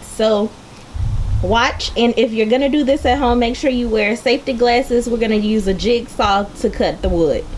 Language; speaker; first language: English; native; English